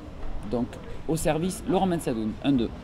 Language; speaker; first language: French; native; French